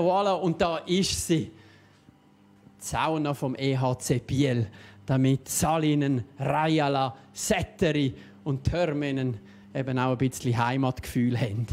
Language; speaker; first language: German; native; German